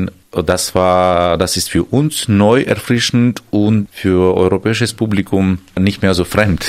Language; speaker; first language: German; non-native, fluent; Armenian